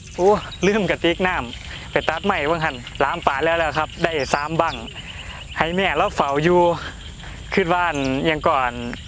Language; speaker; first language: Thai; native; Thai